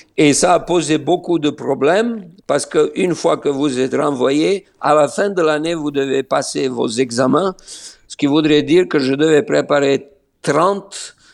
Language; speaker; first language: French; non-native, fluent; Serbian